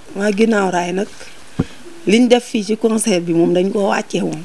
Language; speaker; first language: Wolof; native; Wolof